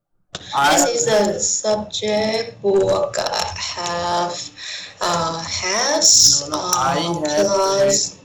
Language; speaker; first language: English; non-native, learner; Thai